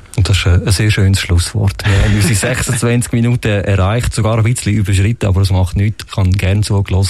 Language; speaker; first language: German; native; German